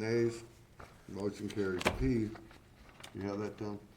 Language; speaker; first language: English; native; English